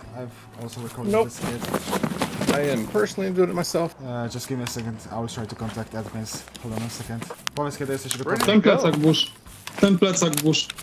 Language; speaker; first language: English; non-native, fluent; Polish